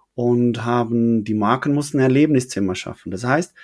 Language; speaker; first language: German; native; German